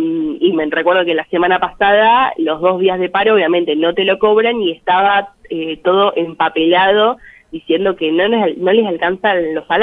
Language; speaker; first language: Spanish; native; Spanish